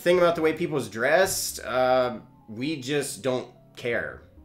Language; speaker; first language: English; native; English